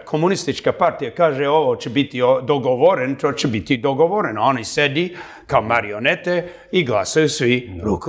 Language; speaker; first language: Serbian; early bilingual, heritage; Serbian